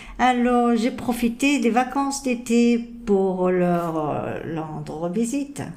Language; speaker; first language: French; non-native, fluent; Japanese